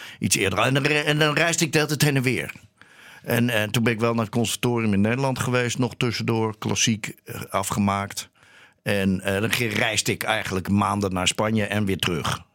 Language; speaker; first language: Dutch; native; Dutch